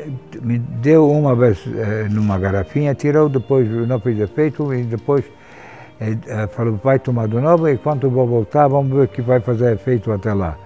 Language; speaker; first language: Portuguese; non-native, fluent; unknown